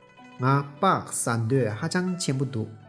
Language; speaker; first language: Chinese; non-native, fluent; Tibetan